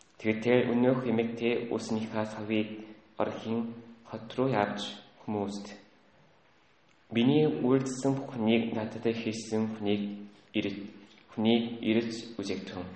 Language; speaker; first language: Mongolian; native; Mongolian